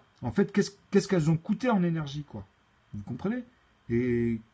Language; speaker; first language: French; native; French